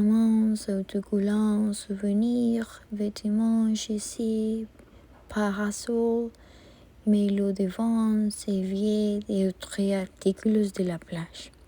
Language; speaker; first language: French; non-native, learner; Spanish